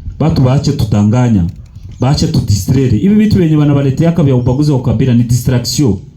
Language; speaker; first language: Swahili; native; Swahili